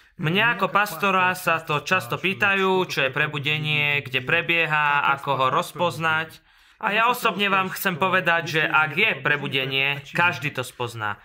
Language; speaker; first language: Slovak; non-native, fluent; Russian